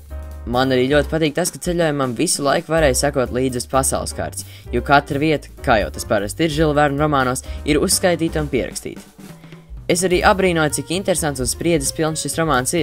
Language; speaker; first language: Latvian; native; Latvian